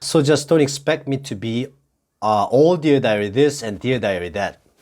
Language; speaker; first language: English; non-native, fluent; Korean